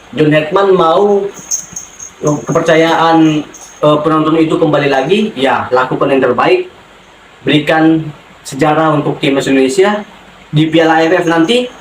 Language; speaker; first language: Indonesian; native; Indonesian